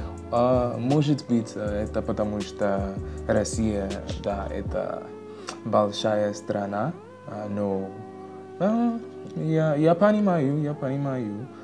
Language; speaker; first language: Russian; non-native, learner; English